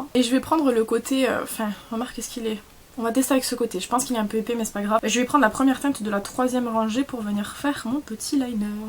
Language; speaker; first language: French; native; French